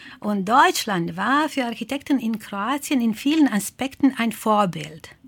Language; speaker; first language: German; non-native, fluent; Croatian